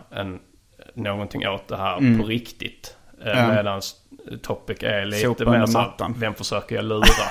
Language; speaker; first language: Swedish; native; Swedish